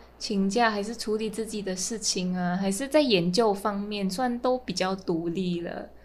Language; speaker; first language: Chinese; non-native, fluent; Min Nan Chinese